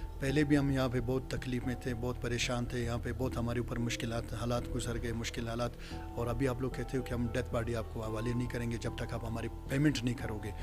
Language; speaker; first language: Urdu; non-native, local second language; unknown